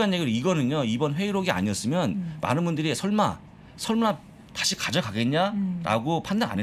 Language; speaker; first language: Korean; native; Korean